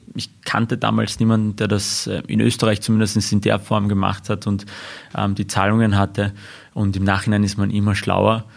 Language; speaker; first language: German; early bilingual, other home language; Armenian